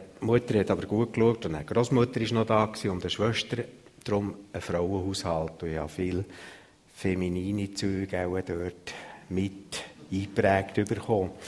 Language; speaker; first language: German; native; German